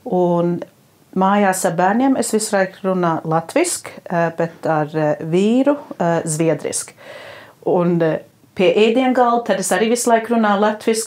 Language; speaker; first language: Latvian; early bilingual, heritage; Latvian